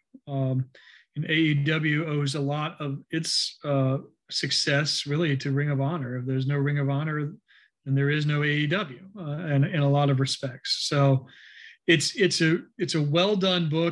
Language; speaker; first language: English; native; English